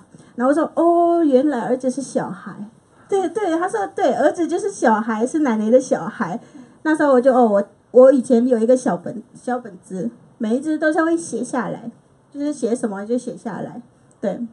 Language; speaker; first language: Chinese; non-native, fluent; Indonesian